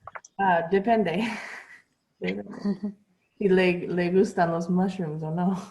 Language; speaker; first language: Spanish; non-native, learner; English